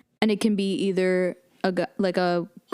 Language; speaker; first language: English; native; English